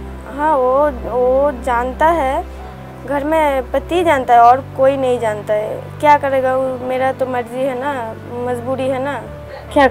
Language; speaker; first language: Hindi; non-native, local second language; Bangla